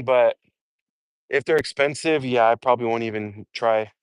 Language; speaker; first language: English; native; English